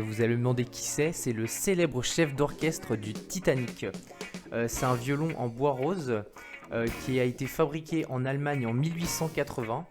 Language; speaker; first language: French; native; French